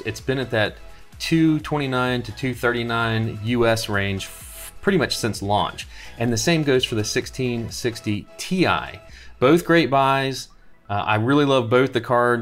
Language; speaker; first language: English; native; English